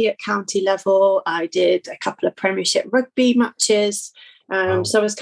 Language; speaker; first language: English; native; English